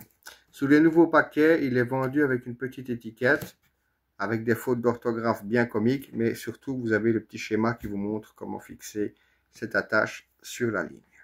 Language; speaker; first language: French; native; French